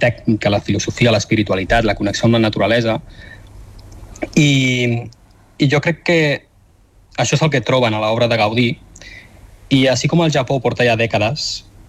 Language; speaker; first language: Catalan; native; Catalan